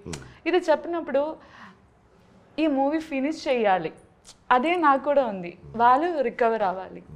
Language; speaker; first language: Telugu; non-native, learner; Malayalam